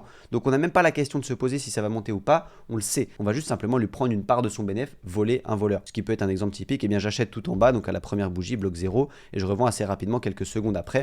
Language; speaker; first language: French; native; French